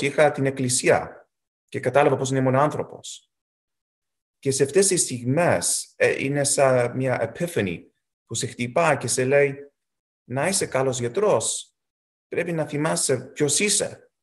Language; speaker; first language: Greek; early bilingual, heritage; Greek